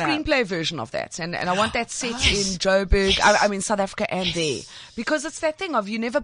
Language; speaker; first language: English; native; English